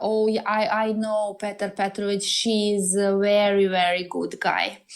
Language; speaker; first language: English; non-native, learner; Serbian